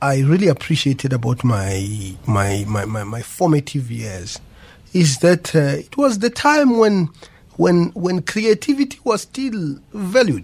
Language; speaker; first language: English; non-native, local second language; Venda